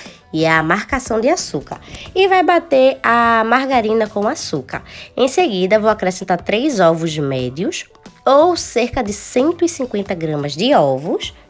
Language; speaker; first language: Portuguese; native; Portuguese